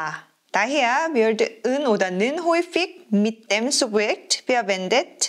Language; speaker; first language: German; non-native, fluent; Korean